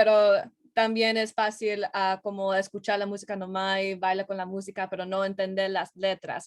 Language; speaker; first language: Spanish; non-native, learner; English